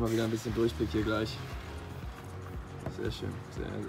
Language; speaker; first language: German; native; German